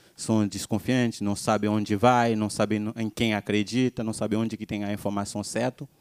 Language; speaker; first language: Portuguese; non-native, fluent; Haitian Creole